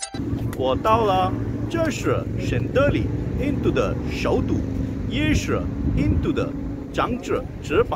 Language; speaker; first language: Chinese; non-native, learner; Hindi